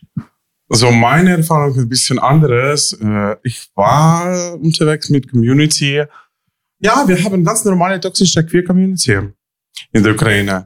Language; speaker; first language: German; non-native, learner; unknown